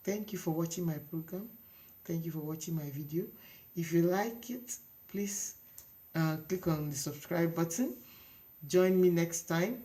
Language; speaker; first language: English; non-native, local second language; Yoruba